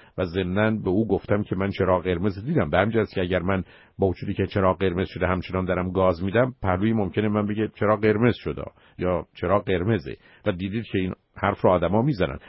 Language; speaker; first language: Persian; native; Persian